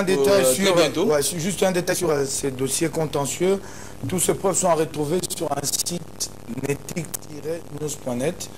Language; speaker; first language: French; non-native, local second language; Lingala